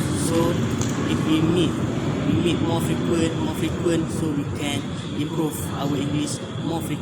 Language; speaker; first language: English; non-native, learner; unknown